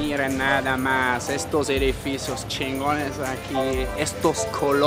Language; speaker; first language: Spanish; non-native, fluent; German